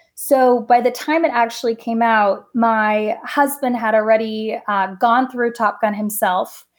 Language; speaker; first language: English; native; English